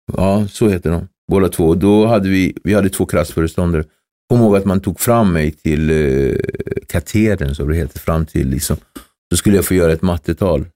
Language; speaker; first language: Swedish; early bilingual, other home language; Kabuverdianu